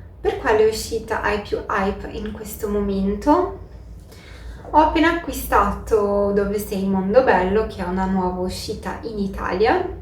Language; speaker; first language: Italian; non-native, fluent; Portuguese